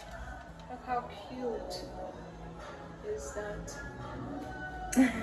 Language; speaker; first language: English; non-native, learner; Haitian Creole